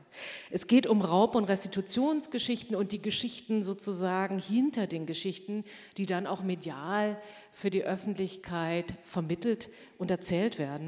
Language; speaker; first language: German; native; German